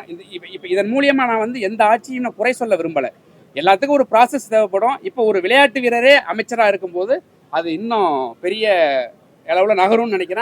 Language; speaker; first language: Tamil; native; Tamil